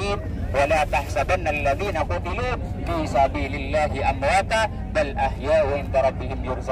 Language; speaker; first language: Indonesian; native; Indonesian